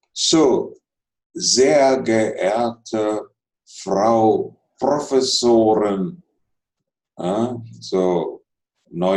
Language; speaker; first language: German; non-native, fluent; Telugu